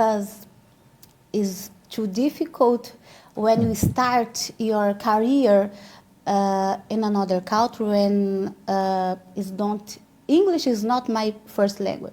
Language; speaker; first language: English; non-native, learner; Portuguese